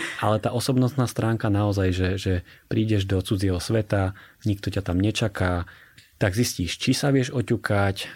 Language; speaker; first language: Slovak; native; Slovak